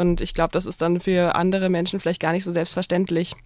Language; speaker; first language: German; native; German